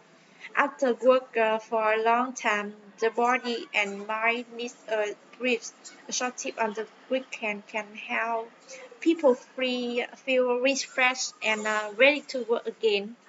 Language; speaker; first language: English; non-native, learner; Vietnamese